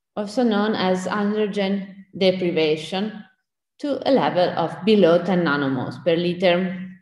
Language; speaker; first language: English; non-native, fluent; Italian